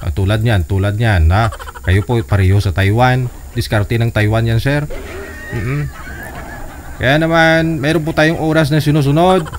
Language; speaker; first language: Filipino; native; Filipino